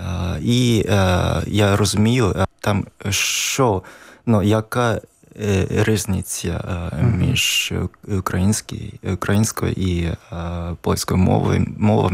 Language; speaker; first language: Ukrainian; non-native, learner; Japanese